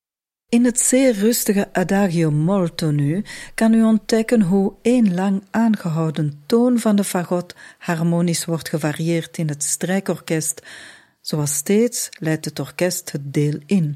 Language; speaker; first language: Dutch; native; Dutch